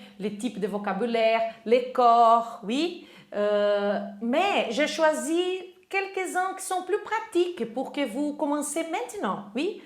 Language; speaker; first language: French; non-native, fluent; Portuguese